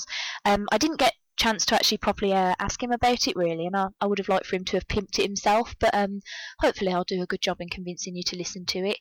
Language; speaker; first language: English; native; English